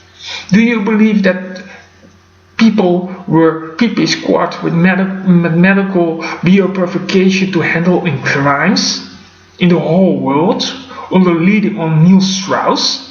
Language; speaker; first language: English; non-native, fluent; Dutch